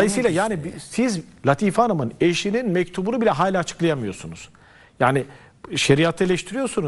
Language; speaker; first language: Turkish; native; Turkish